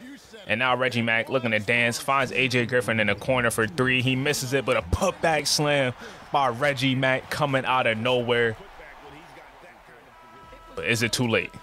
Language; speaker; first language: English; native; English